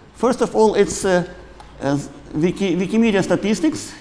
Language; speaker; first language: English; non-native, fluent; Ukrainian